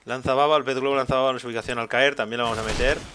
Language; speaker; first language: Spanish; native; Spanish